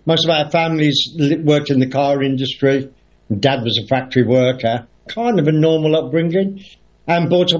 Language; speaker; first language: English; native; English